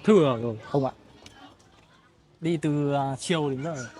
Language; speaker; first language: Vietnamese; native; Vietnamese